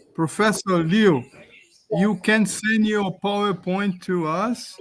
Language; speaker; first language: English; non-native, fluent; Portuguese